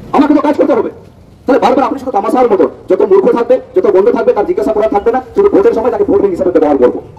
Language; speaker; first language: Bangla; non-native, local second language; Santali